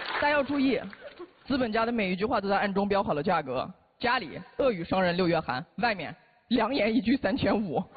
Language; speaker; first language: Chinese; non-native, local second language; Uyghur